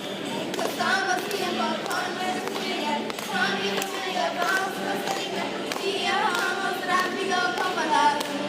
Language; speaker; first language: Spanish; non-native, learner; English